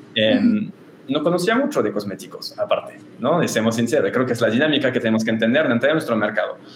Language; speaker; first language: Spanish; non-native, fluent; French